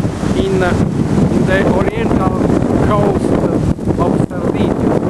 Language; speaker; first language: English; non-native, learner; Italian